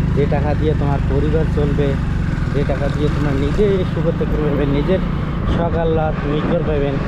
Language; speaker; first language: Bangla; non-native, local second language; Rangpuri